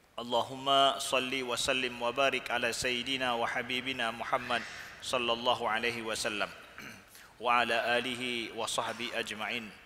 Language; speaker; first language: Malay; native; Malay